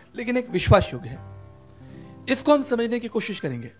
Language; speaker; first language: Hindi; native; Hindi